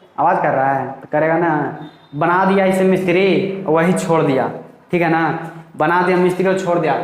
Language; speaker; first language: Hindi; native; Hindi